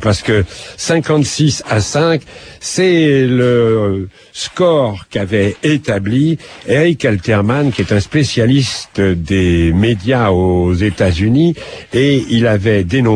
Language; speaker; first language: French; native; French